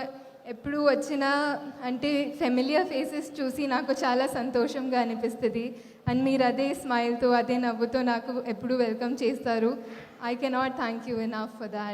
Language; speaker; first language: Telugu; non-native, fluent; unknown